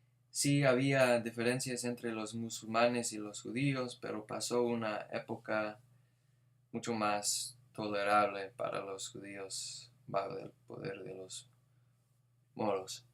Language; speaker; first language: Spanish; non-native, fluent; English